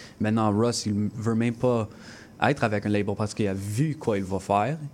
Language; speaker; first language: French; non-native, local second language; English